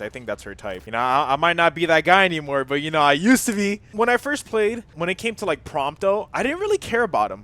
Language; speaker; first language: English; native; English